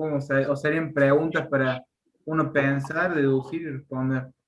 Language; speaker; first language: Spanish; native; Spanish